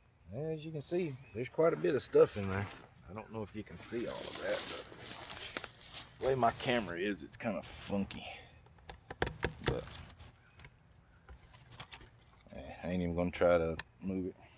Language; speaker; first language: English; native; English